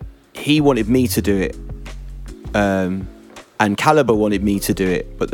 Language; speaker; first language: English; native; English